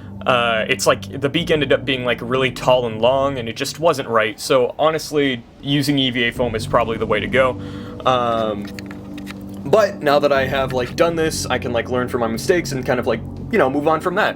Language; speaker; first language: English; native; English